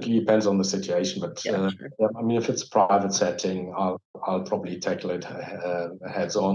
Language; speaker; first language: English; non-native, fluent; German